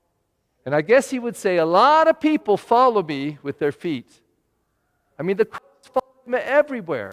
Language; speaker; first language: English; native; English